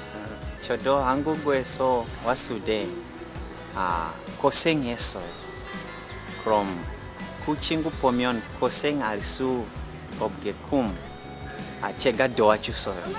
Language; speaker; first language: Korean; non-native, learner; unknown